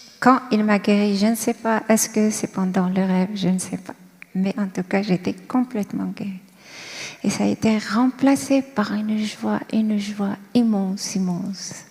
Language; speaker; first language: French; non-native, local second language; Kabyle